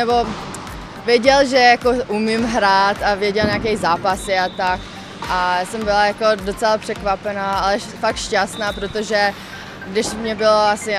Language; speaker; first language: Czech; non-native, local second language; English